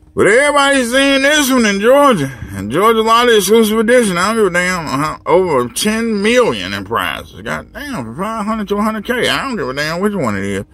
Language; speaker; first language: English; native; English